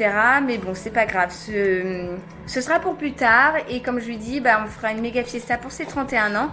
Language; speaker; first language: French; native; French